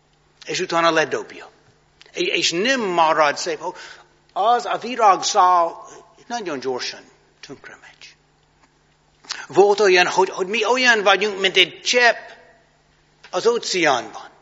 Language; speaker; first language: Hungarian; non-native, fluent; English